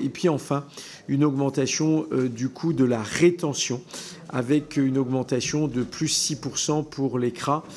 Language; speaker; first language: French; native; French